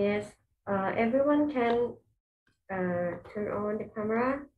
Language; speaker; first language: English; non-native, fluent; Thai